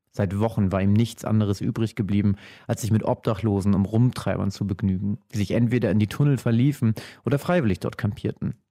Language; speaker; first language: German; native; German